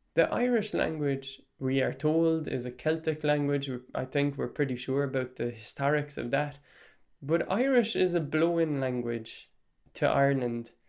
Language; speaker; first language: English; non-native, local second language; Irish